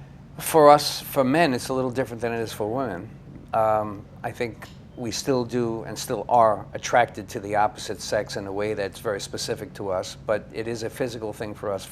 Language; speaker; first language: English; native; English